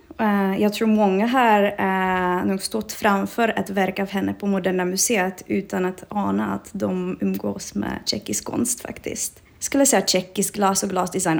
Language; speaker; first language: Swedish; non-native, fluent; Czech